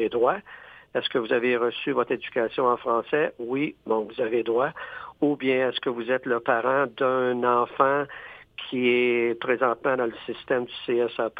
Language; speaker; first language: French; native; French